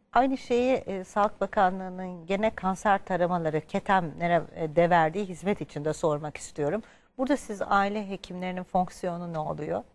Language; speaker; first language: Turkish; native; Turkish